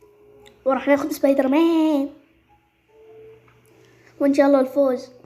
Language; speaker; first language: Arabic; native; Arabic